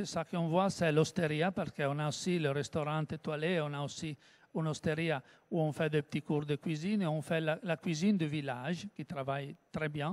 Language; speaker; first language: French; non-native, learner; Italian